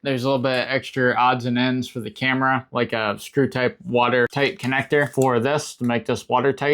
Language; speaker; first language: English; native; English